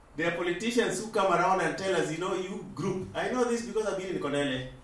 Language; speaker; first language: English; non-native, local second language; Luo (Kenya and Tanzania)